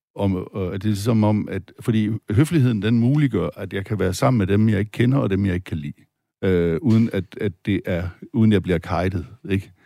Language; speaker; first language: Danish; native; Danish